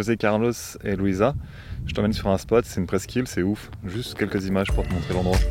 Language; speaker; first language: French; native; French